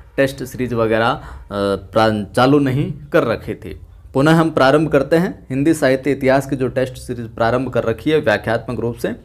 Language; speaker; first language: Hindi; native; Hindi